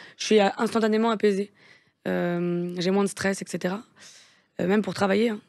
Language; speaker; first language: French; native; French